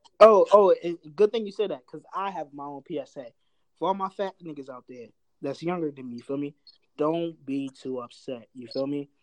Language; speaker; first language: English; native; English